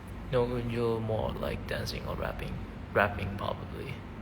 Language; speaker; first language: English; non-native, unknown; Thai